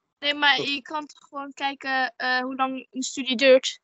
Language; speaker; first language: Dutch; native; Dutch